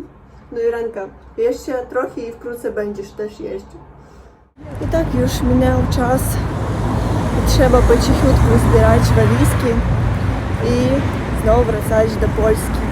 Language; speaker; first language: Polish; non-native, learner; Russian